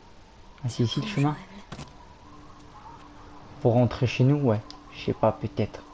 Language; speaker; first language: French; native; French